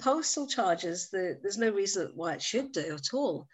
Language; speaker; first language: English; native; English